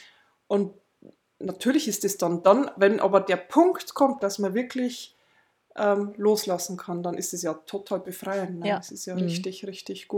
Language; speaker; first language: German; native; German